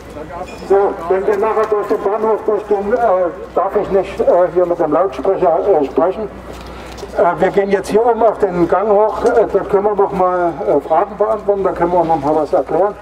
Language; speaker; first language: German; native; German